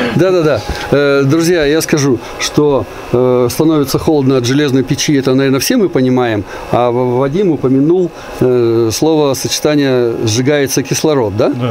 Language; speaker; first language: Russian; native; Russian